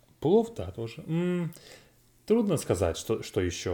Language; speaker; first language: Russian; non-native, learner; English